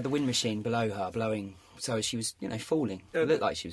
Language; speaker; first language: English; native; English